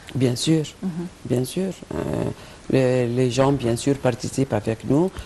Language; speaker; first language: French; non-native, fluent; Arabic